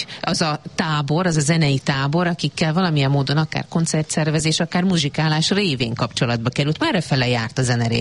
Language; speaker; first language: Hungarian; native; Hungarian